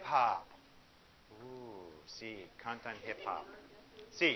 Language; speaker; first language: Spanish; non-native, fluent; English